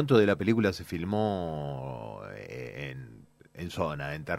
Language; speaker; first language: Spanish; native; Spanish